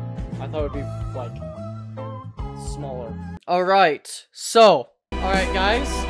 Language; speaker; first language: English; native; English